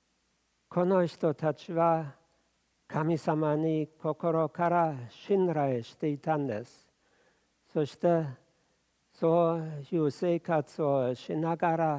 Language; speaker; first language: Japanese; non-native, fluent; German